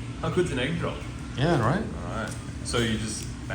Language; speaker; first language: English; native; English